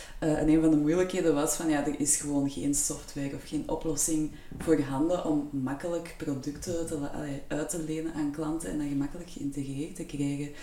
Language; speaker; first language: Dutch; native; Dutch